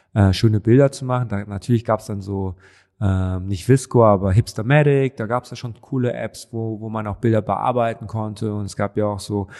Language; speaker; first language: German; native; German